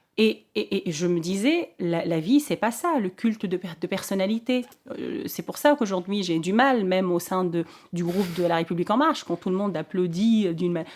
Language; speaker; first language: French; non-native, local second language; Arabic